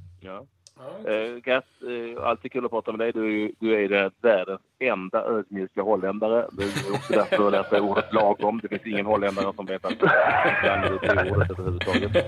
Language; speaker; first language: Swedish; native; Swedish